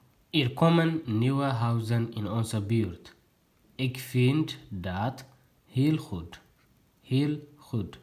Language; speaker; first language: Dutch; non-native, fluent; Tigrinya